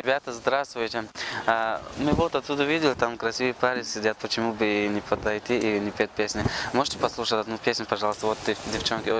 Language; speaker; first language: Russian; non-native, local second language; Tajik